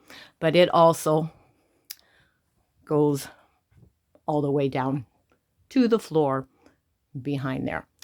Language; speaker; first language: English; native; English